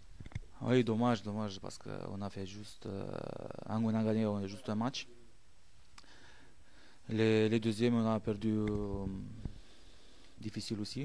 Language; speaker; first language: French; non-native, learner; Romanian